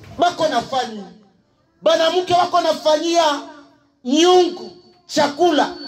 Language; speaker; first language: Swahili; native; Swahili